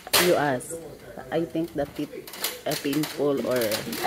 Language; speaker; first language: English; non-native, local second language; Cebuano